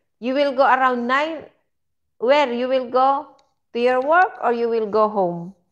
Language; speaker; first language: English; non-native, learner; Filipino